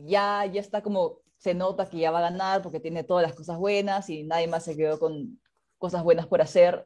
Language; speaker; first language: Spanish; native; Spanish